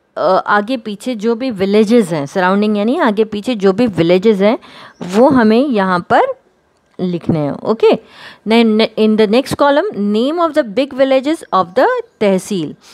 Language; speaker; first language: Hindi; non-native, local second language; Gujarati